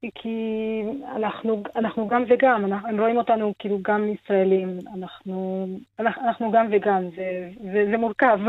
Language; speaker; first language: Hebrew; non-native, local second language; Arabic